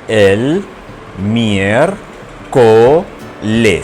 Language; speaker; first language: Spanish; non-native, fluent; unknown